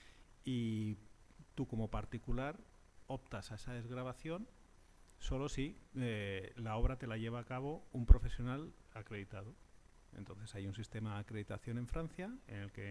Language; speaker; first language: Spanish; native; Spanish